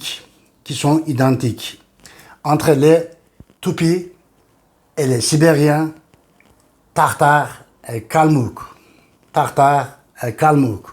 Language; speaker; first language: French; non-native, fluent; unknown